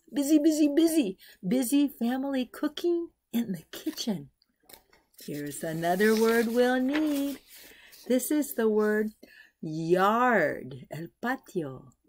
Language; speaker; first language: English; native; English